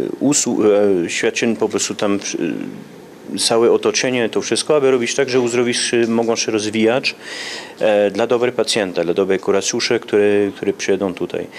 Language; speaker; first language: Polish; early bilingual, heritage; Polish